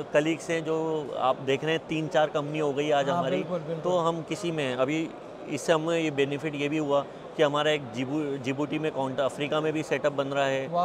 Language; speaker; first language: Hindi; native; Hindi